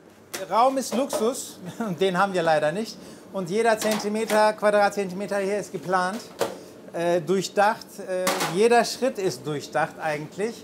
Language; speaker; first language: German; native; German